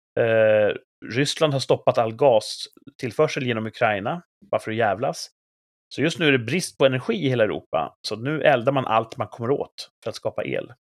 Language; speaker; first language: Swedish; native; Swedish